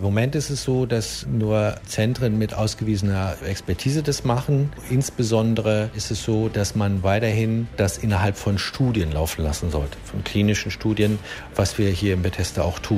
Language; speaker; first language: German; native; German